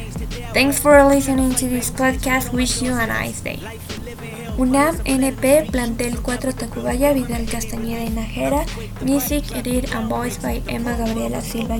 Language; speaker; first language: English; non-native, learner; Spanish